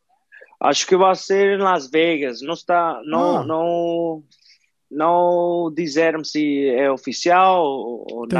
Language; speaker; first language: Portuguese; non-native, fluent; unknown